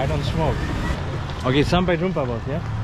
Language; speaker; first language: English; non-native, fluent; German